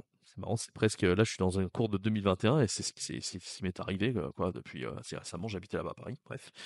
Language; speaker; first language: French; native; French